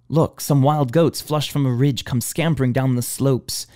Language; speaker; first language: English; native; English